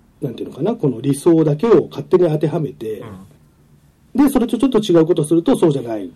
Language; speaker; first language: Japanese; native; Japanese